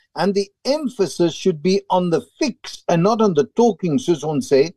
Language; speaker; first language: English; non-native, local second language; Afrikaans